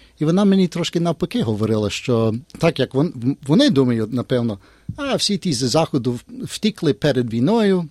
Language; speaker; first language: Ukrainian; early bilingual, heritage; Ukrainian